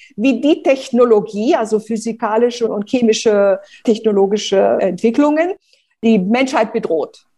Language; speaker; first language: German; early bilingual, other home language; Romanian